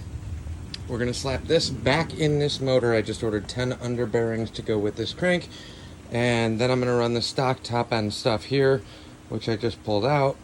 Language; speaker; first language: English; native; English